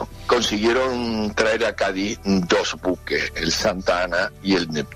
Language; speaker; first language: Spanish; native; Spanish